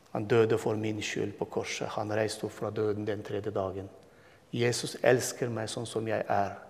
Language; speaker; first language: Norwegian; non-native, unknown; Turkmen